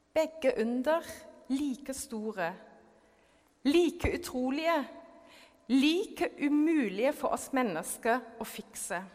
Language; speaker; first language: Norwegian; non-native, fluent; German